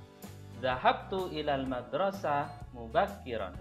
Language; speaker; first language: Arabic; non-native, fluent; Indonesian